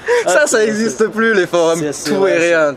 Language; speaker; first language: French; native; French